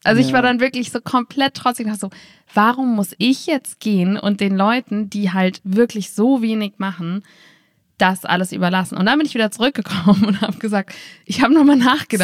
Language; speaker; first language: German; native; German